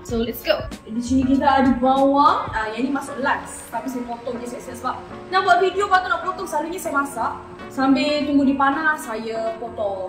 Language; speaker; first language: Malay; native; Malay